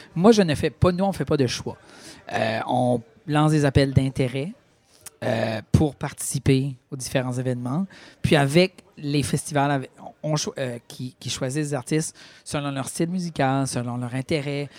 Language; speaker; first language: French; native; French